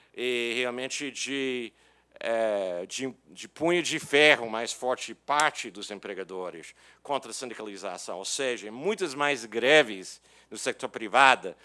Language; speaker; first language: Portuguese; non-native, fluent; English